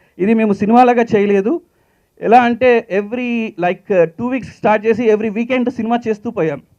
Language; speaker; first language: Telugu; native; Telugu